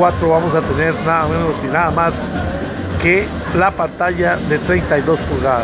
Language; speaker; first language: Spanish; native; Spanish